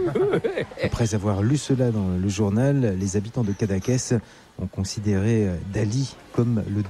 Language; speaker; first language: French; native; French